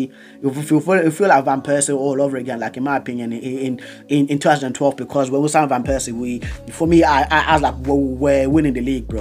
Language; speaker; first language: English; native; English